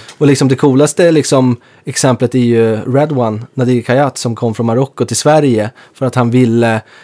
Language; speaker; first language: Swedish; native; Swedish